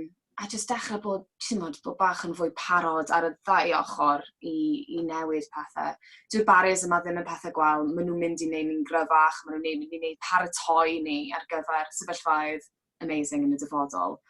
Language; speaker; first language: Welsh; native; Welsh